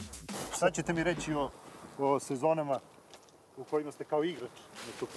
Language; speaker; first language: Serbian; native; Serbian